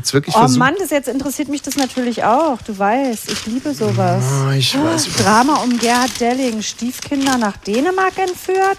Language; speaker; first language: German; native; German